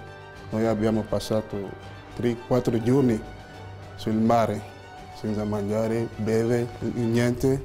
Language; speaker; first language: Italian; non-native, learner; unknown